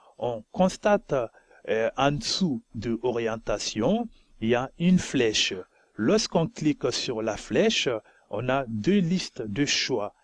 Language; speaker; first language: French; non-native, local second language; Bambara